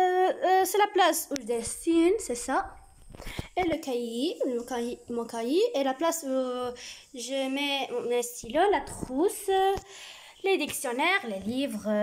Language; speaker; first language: French; non-native, learner; Arabic